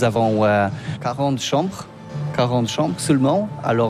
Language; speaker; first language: French; non-native, learner; Polish